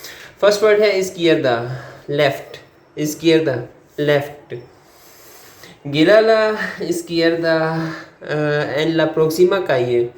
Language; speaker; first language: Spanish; non-native, learner; Urdu